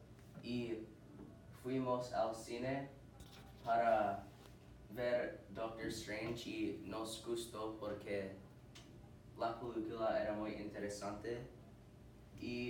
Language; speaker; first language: Spanish; non-native, learner; English